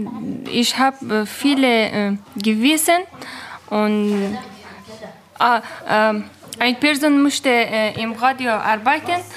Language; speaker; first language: German; non-native, learner; Persian